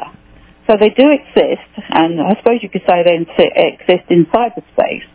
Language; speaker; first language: English; native; English